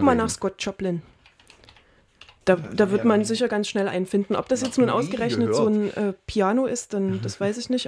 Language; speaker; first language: German; native; German